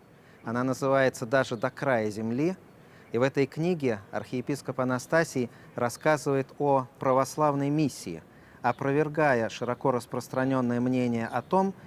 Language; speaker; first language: Russian; native; Russian